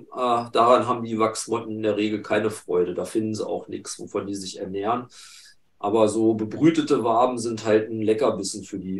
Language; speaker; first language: German; native; German